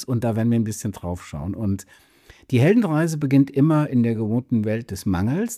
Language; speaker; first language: German; native; German